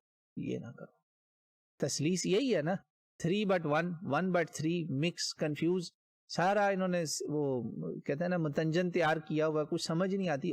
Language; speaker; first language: Urdu; native; Urdu